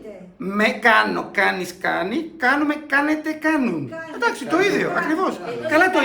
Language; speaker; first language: Greek; non-native, fluent; Spanish